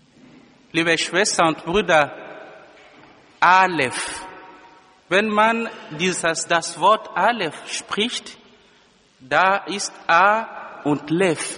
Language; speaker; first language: German; non-native, fluent; Lingala